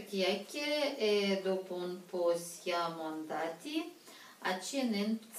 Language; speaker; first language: Italian; non-native, learner; Russian